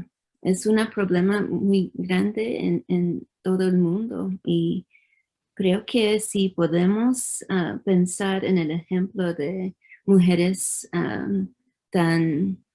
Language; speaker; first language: Spanish; early bilingual, heritage; English